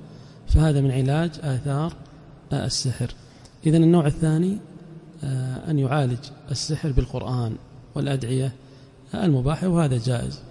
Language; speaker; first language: Arabic; native; Arabic